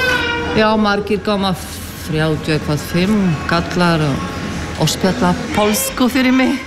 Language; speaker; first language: Icelandic; non-native, learner; Polish